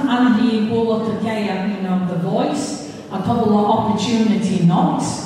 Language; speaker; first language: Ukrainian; early bilingual, heritage; Ukrainian